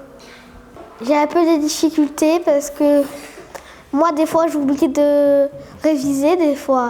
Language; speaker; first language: French; native; French